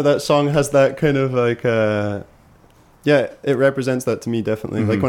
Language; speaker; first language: English; native; English